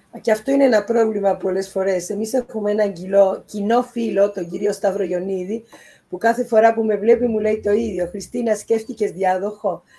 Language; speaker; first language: Greek; early bilingual, heritage; Greek